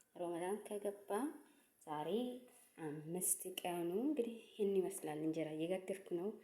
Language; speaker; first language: Amharic; native; Amharic